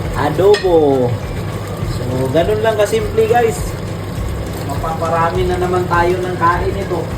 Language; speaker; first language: Filipino; non-native, local second language; Cebuano